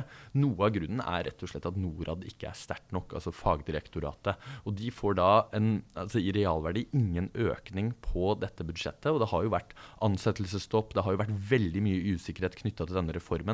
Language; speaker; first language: Norwegian; native; Norwegian